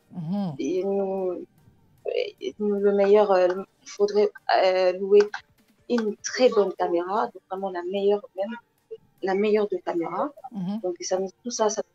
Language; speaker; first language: French; non-native, local second language; Lingala